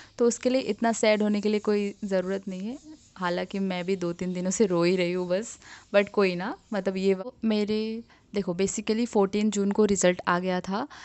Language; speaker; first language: Hindi; non-native, local second language; Assamese